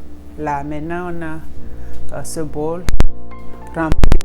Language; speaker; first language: French; non-native, local second language; Ewe